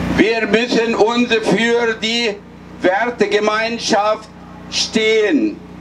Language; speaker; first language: German; non-native, fluent; Arabic